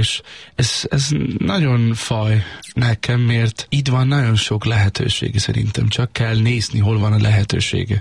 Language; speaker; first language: Hungarian; non-native, learner; Danish